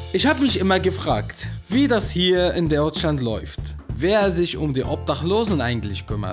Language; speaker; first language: German; non-native, fluent; Arabic